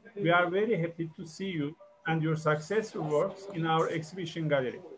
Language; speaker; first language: English; non-native, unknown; Turkish